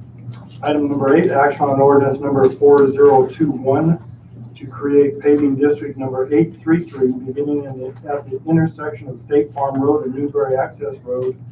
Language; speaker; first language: English; native; English